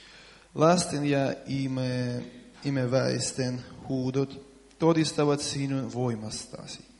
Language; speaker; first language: Finnish; non-native, learner; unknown